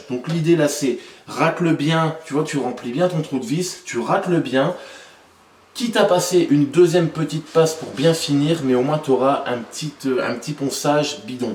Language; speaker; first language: French; native; French